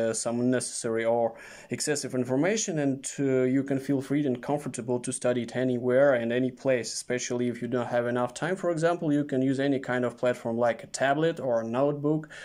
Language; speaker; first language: English; non-native, fluent; Russian